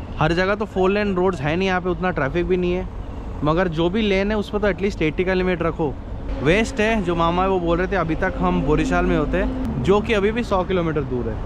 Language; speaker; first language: Hindi; native; Hindi